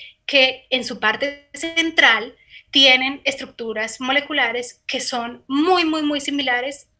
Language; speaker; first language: Spanish; native; Spanish